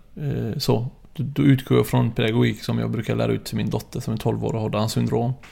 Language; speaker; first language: Swedish; early bilingual, other home language; Arabic